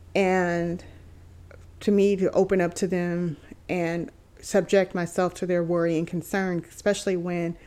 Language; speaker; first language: English; native; English